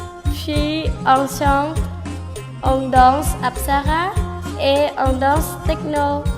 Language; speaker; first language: French; non-native, learner; Khmer